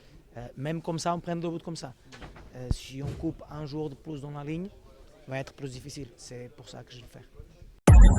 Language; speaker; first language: French; non-native, fluent; Portuguese